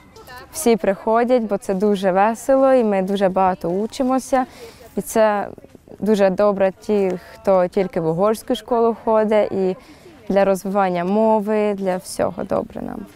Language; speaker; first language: Ukrainian; early bilingual, heritage; Ukrainian